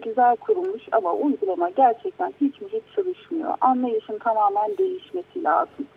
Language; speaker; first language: Turkish; native; Turkish